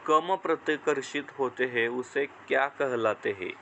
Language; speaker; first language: Hindi; non-native, local second language; Marathi